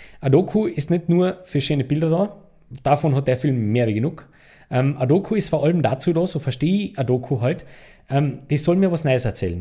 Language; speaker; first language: German; native; German